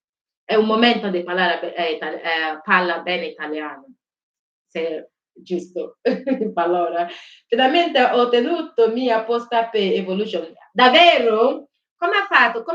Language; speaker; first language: Italian; non-native, learner; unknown